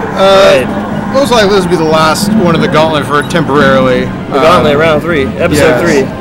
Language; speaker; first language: English; native; English